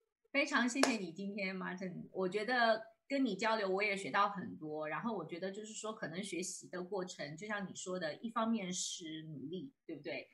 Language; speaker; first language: Chinese; native; Chinese